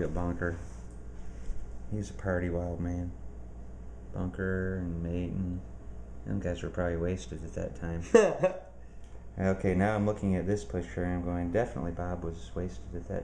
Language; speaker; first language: English; native; English